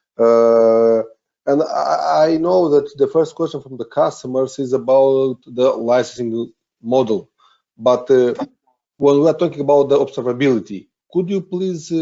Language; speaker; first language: English; non-native, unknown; Romanian